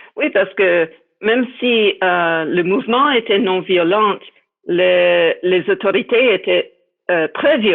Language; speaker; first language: French; non-native, fluent; English